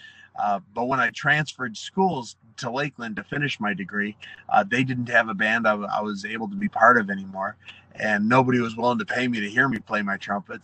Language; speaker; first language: English; native; English